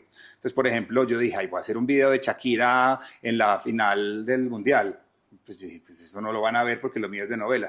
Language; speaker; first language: Spanish; native; Spanish